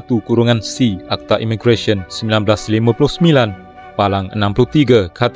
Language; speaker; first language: Malay; native; Malay